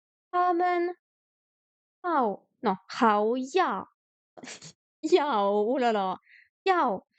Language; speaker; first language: Chinese; non-native, learner; French